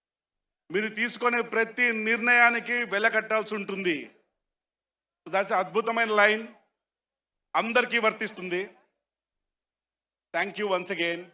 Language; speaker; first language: Telugu; native; Telugu